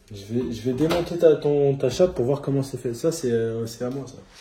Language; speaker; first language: French; native; French